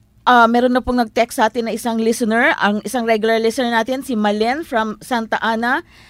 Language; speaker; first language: Filipino; native; Filipino